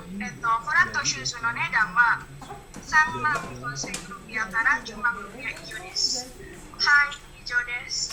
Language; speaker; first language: Japanese; non-native, learner; Indonesian